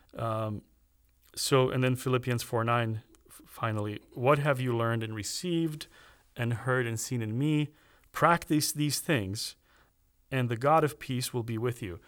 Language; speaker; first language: English; early bilingual, other home language; Romanian